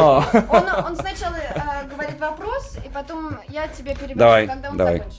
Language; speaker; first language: Russian; non-native, learner; French